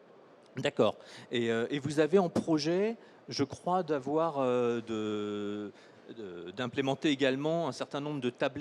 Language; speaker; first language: French; native; French